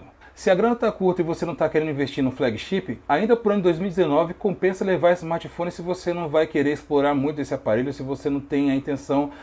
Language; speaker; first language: Portuguese; native; Portuguese